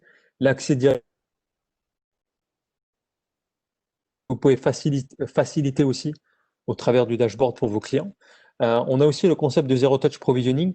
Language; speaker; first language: French; native; French